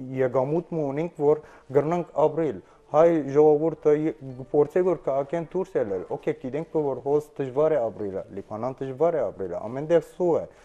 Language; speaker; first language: Armenian; early bilingual, heritage; Armenian